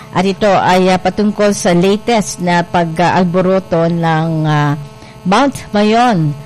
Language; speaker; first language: Filipino; non-native, local second language; Bikol